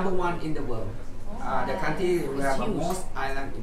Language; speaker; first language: English; non-native, learner; Thai